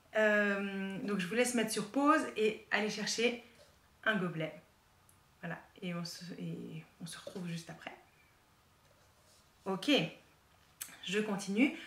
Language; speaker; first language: French; native; French